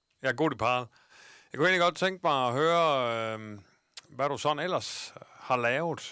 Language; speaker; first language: Danish; native; Danish